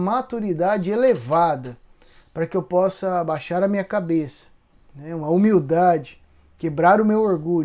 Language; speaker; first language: Portuguese; native; Portuguese